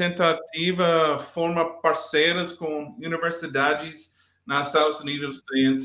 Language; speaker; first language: Portuguese; non-native, learner; English